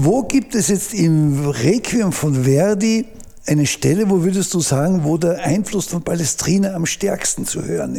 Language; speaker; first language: German; native; German